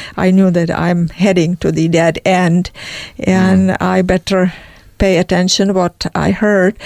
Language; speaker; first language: English; non-native, fluent; Czech